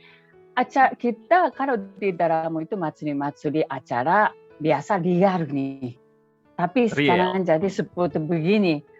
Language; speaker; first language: Indonesian; non-native, fluent; Japanese